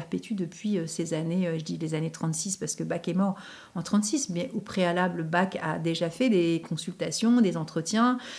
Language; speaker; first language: French; native; French